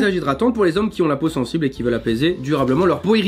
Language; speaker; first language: French; native; French